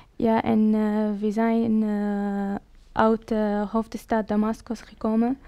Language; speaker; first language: Dutch; non-native, learner; Arabic